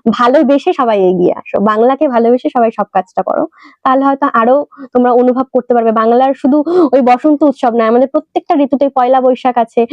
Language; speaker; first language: Bangla; native; Bangla